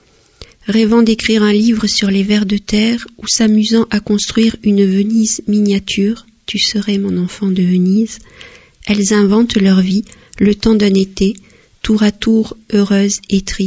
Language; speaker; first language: French; native; French